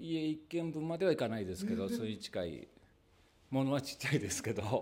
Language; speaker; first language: Japanese; native; Japanese